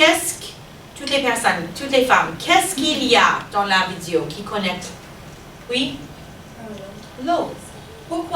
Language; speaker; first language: French; non-native, fluent; English